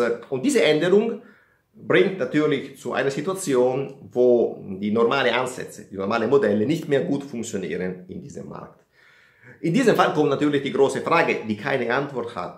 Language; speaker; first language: German; non-native, fluent; Italian